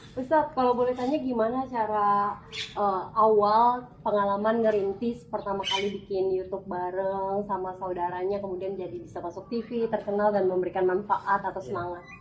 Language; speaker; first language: Indonesian; native; Indonesian